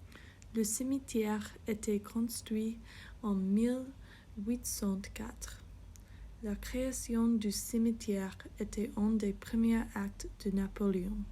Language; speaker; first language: French; non-native, fluent; English